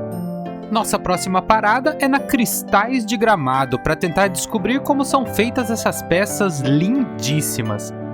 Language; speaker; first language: Portuguese; native; Portuguese